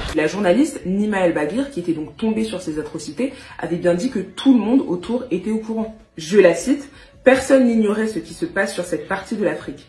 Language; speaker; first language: French; native; French